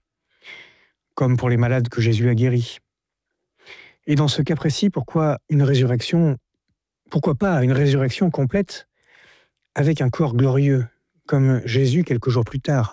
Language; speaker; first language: French; native; French